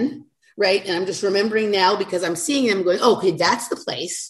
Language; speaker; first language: English; native; English